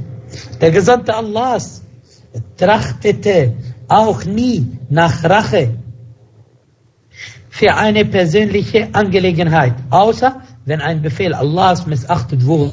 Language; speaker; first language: German; non-native, fluent; Arabic